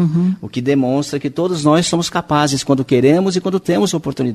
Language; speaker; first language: Portuguese; native; Portuguese